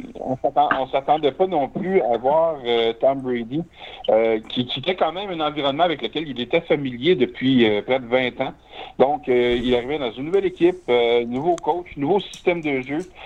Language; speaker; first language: French; native; French